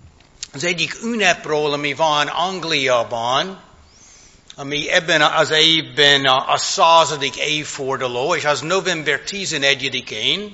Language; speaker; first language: Hungarian; non-native, fluent; English